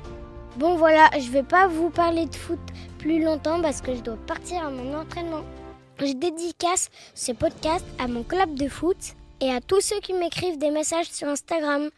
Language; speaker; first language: French; native; French